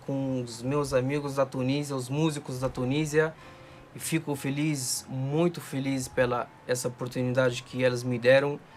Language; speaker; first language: Portuguese; non-native, fluent; Arabic